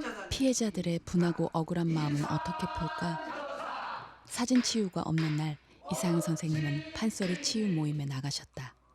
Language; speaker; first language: Korean; native; Korean